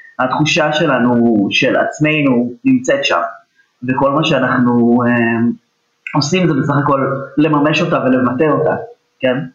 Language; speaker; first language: Hebrew; native; Hebrew